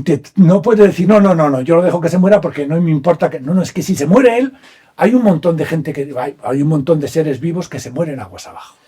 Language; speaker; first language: Spanish; native; Spanish